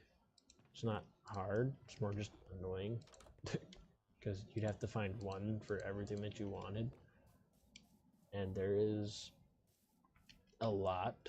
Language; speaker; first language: English; native; English